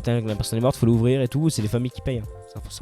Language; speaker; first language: French; native; French